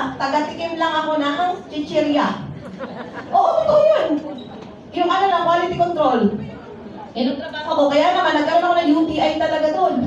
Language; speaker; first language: Filipino; native; Filipino